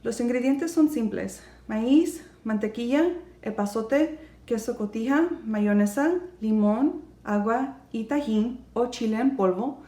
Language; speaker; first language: Spanish; early bilingual, heritage; Spanish